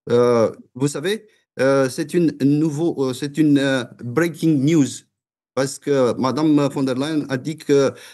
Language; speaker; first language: French; non-native, fluent; Romanian